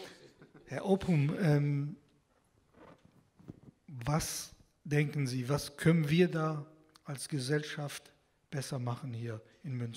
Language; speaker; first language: German; non-native, fluent; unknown